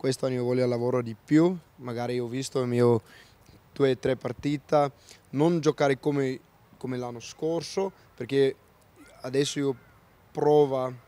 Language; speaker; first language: Italian; non-native, learner; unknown